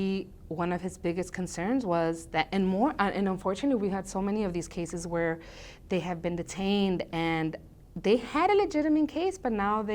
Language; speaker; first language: English; early bilingual, other home language; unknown